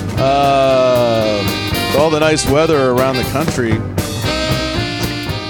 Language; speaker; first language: English; native; English